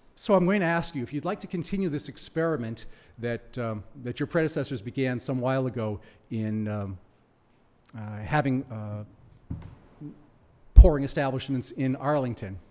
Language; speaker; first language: English; native; English